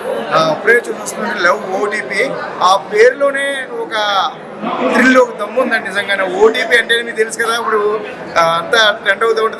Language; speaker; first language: Telugu; native; Telugu